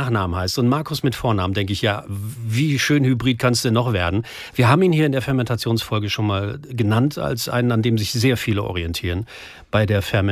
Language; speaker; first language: German; native; German